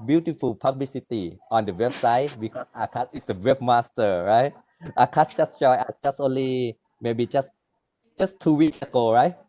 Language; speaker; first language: English; non-native, learner; Thai